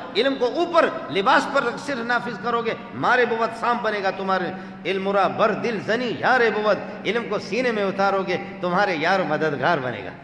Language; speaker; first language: Urdu; non-native, local second language; Baluchi